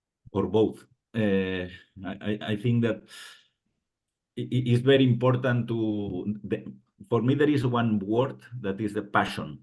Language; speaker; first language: English; non-native, fluent; Spanish